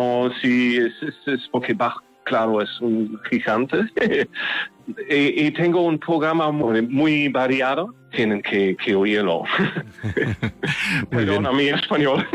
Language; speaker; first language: Spanish; non-native, learner; German